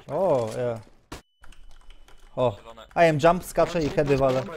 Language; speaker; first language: English; non-native, learner; Polish